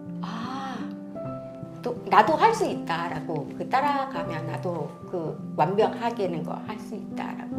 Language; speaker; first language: Korean; non-native, learner; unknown